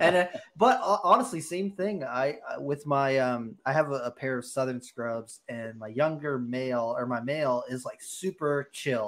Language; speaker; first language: English; native; English